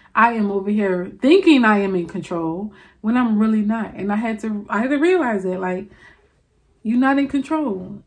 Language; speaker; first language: English; native; English